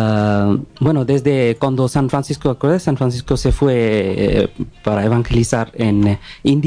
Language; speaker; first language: Spanish; non-native, learner; Bangla